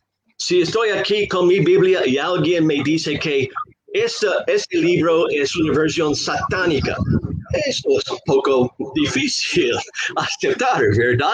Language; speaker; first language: Spanish; non-native, fluent; English